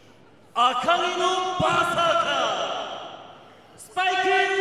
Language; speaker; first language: Japanese; native; Japanese